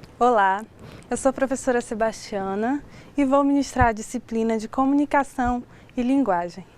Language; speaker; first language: Portuguese; native; Portuguese